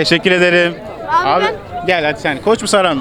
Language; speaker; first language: Turkish; native; Turkish